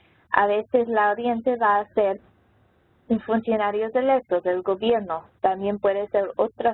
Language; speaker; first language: Spanish; non-native, local second language; English